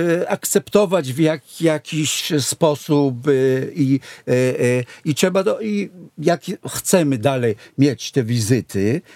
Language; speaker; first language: Polish; non-native, fluent; Hebrew